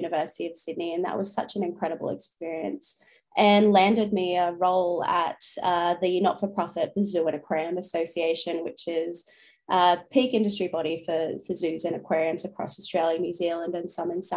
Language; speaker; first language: English; native; English